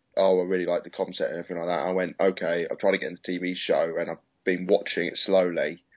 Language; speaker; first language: English; native; English